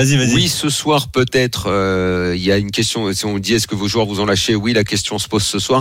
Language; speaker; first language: French; native; French